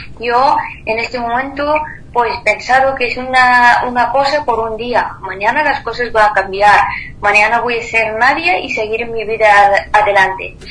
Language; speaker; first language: Spanish; non-native, fluent; Persian